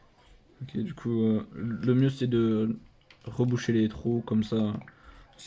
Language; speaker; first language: French; native; French